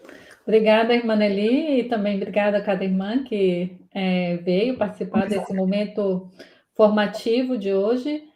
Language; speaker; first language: Portuguese; native; Portuguese